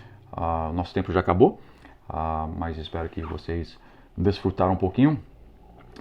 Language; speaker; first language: Portuguese; non-native, fluent; English